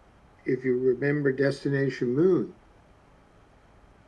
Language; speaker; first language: English; native; English